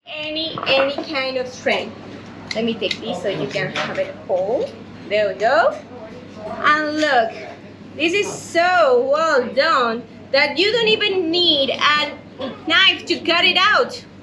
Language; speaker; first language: English; non-native, fluent; Spanish